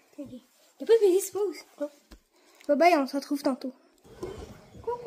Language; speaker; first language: French; native; French